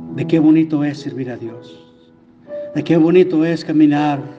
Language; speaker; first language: Spanish; non-native, fluent; English